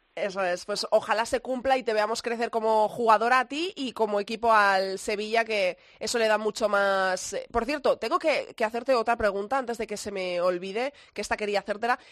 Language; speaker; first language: Spanish; native; Spanish